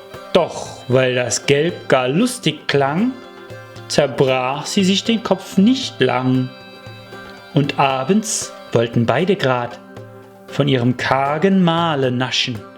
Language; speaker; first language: German; native; German